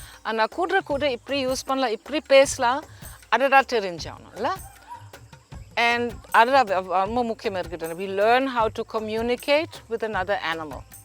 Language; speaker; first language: Tamil; non-native, learner; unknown